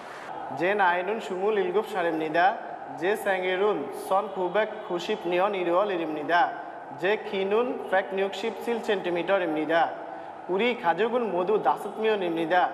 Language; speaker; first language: Korean; non-native, learner; Bangla